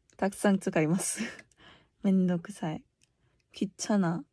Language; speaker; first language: Japanese; non-native, learner; Korean